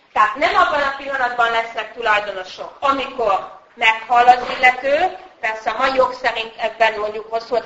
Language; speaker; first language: Hungarian; native; Hungarian